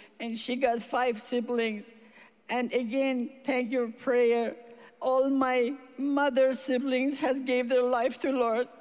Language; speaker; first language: English; non-native, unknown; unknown